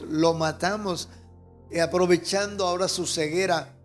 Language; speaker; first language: Spanish; native; Spanish